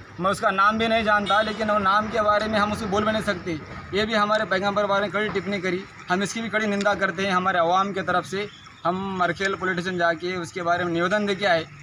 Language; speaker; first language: Hindi; non-native, local second language; Urdu